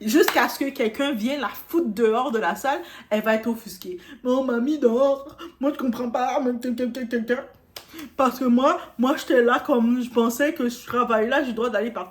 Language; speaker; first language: French; native; French